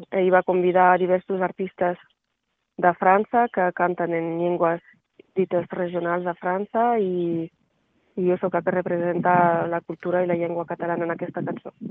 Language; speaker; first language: Catalan; non-native, local second language; French